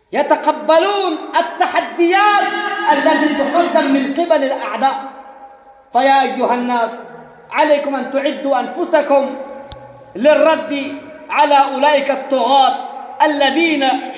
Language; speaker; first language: Arabic; non-native, fluent; Urdu